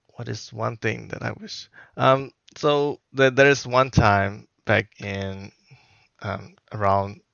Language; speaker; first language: English; non-native, fluent; Burmese